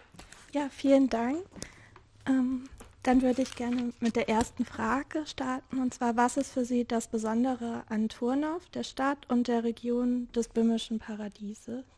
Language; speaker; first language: German; native; German